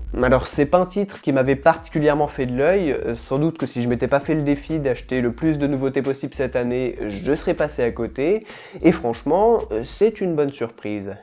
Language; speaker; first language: French; native; French